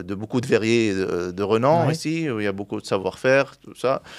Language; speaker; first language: French; non-native, local second language; Arabic